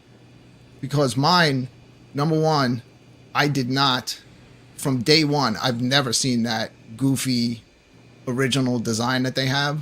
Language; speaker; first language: English; native; English